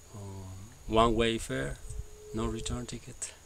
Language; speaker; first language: English; non-native, fluent; Spanish